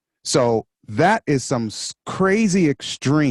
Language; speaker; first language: English; native; English